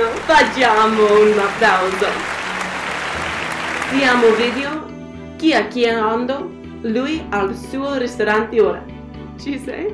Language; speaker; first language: Italian; non-native, learner; English